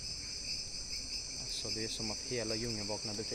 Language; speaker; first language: Swedish; native; Swedish